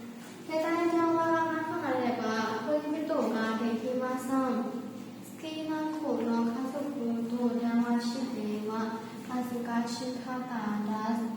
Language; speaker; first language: Japanese; non-native, learner; Burmese